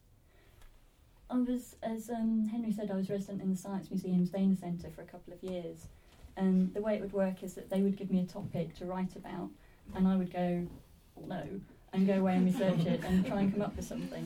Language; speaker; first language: English; native; English